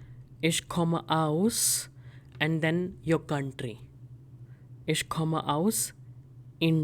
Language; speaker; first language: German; non-native, fluent; Hindi